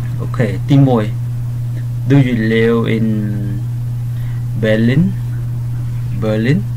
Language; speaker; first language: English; non-native, learner; Khmer